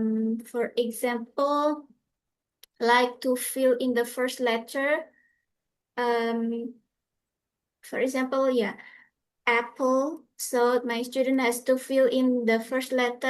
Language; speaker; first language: English; non-native, fluent; Indonesian